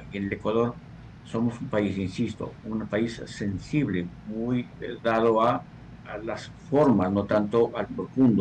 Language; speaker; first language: Spanish; native; Spanish